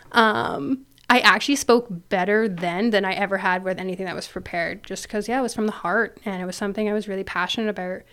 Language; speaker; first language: English; native; English